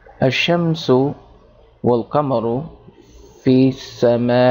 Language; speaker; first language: Arabic; non-native, fluent; English